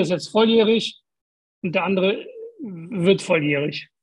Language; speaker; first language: German; native; German